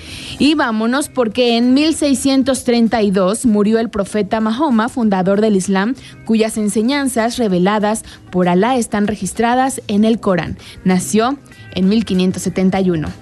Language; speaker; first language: Spanish; native; Spanish